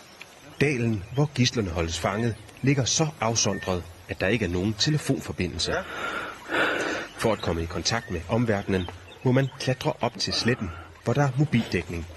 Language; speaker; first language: Danish; native; Danish